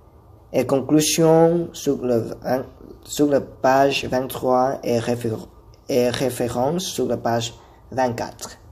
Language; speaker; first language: French; non-native, learner; Thai